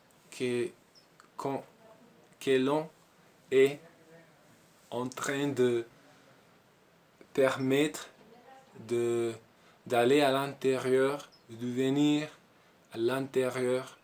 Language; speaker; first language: French; non-native, learner; Spanish